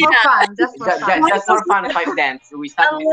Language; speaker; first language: English; non-native, learner; Italian